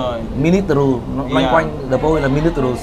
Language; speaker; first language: Vietnamese; native; Vietnamese